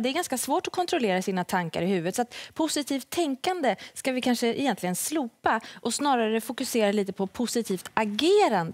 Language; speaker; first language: Swedish; native; Swedish